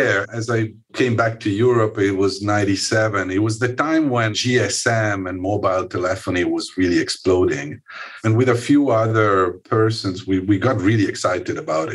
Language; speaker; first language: English; non-native, fluent; Italian